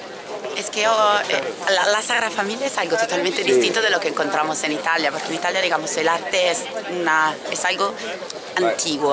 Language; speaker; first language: Spanish; non-native, fluent; Italian